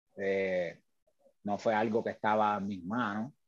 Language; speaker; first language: Spanish; native; Spanish